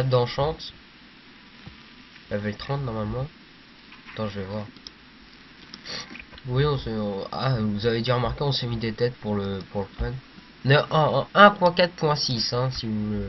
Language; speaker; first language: French; native; French